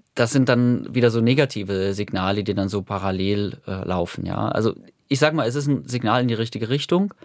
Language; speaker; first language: German; native; German